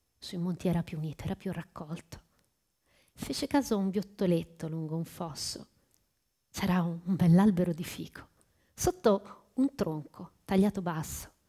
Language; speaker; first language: Italian; native; Italian